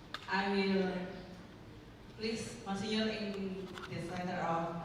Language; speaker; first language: English; non-native, learner; Indonesian